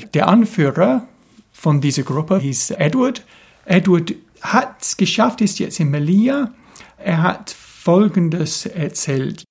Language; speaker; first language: German; non-native, fluent; English